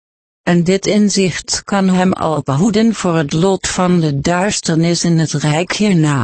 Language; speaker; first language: Dutch; native; Dutch